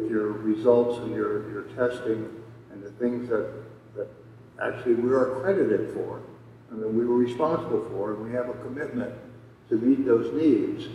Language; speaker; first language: English; native; English